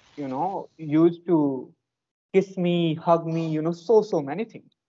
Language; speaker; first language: English; non-native, local second language; Hindi